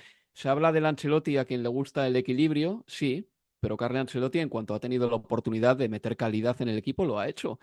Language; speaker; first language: Spanish; native; Spanish